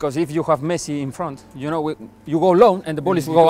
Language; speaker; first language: English; non-native, learner; Spanish